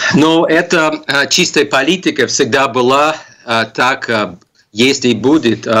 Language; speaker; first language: Russian; non-native, fluent; English